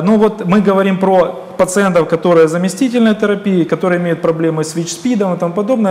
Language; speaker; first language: Russian; native; Russian